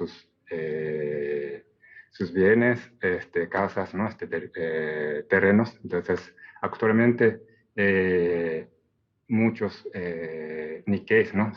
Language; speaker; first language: Spanish; non-native, fluent; Japanese